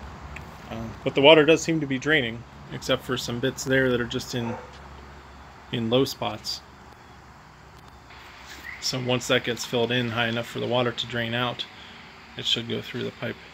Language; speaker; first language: English; native; English